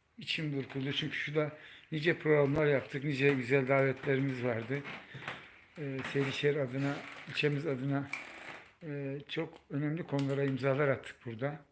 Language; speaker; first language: Turkish; native; Turkish